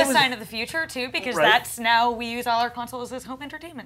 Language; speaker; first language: English; native; English